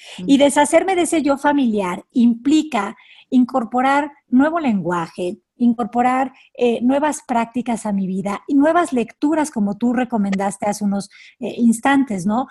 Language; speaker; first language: Spanish; native; Spanish